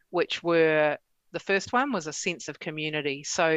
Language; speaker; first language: English; native; English